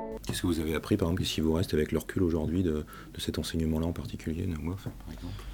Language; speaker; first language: French; native; French